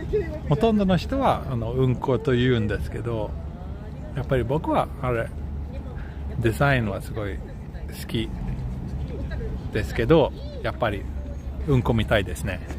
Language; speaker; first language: Japanese; non-native, fluent; Swedish